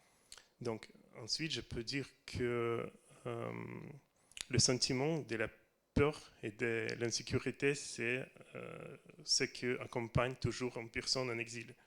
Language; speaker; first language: French; non-native, learner; Russian